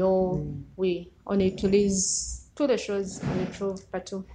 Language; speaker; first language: French; non-native, learner; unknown